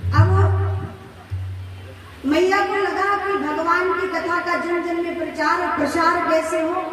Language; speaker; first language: Hindi; native; Hindi